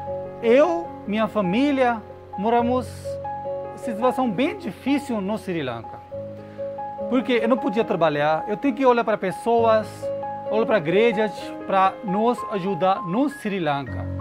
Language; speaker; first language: Portuguese; non-native, learner; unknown